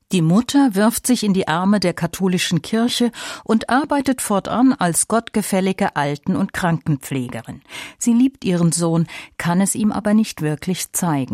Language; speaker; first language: German; native; German